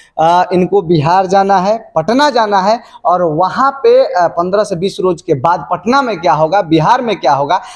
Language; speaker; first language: Hindi; native; Hindi